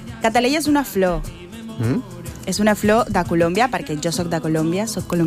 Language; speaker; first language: Catalan; non-native, fluent; Spanish